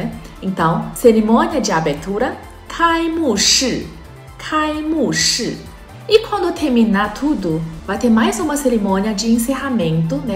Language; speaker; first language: Portuguese; non-native, fluent; Chinese